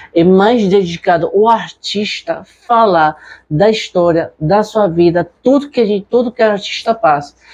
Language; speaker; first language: Portuguese; non-native, fluent; Spanish